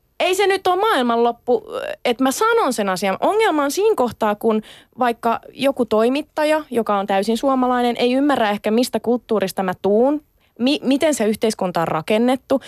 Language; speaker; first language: Finnish; native; Finnish